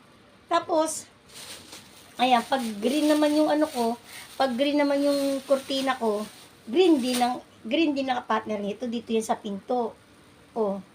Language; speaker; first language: Filipino; native; Filipino